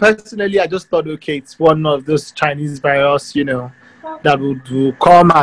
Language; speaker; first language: English; non-native, local second language; Yoruba